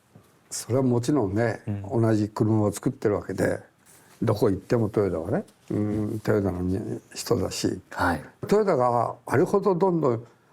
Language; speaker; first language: Japanese; native; Japanese